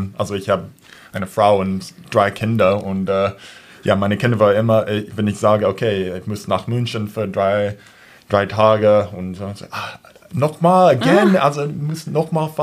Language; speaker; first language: German; non-native, fluent; English